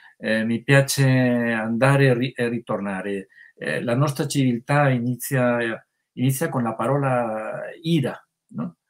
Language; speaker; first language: Italian; non-native, fluent; Spanish